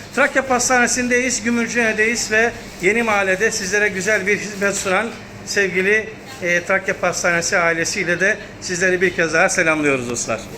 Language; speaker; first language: Turkish; native; Turkish